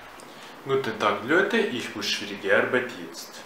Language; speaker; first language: German; non-native, learner; Russian